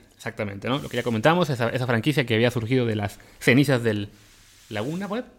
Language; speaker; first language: Spanish; native; Spanish